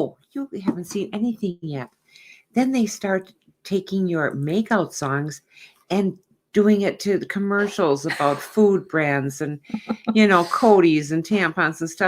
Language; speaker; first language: English; native; English